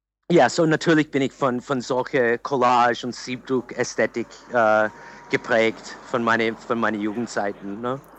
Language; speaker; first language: German; early bilingual, other home language; English